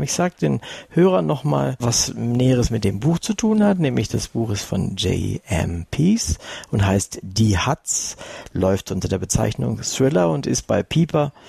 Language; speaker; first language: German; native; German